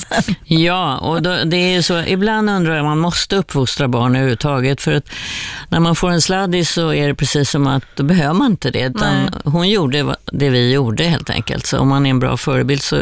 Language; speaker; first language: Swedish; native; Swedish